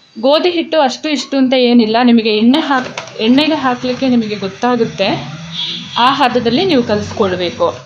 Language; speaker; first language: Kannada; non-native, local second language; Kodava